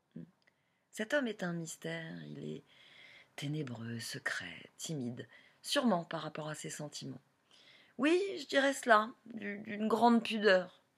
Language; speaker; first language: French; native; French